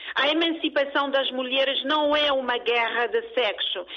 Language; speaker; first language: Portuguese; early bilingual, other home language; Kabuverdianu